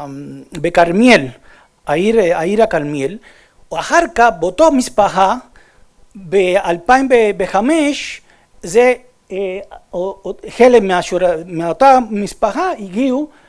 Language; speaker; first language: Hebrew; non-native, fluent; Spanish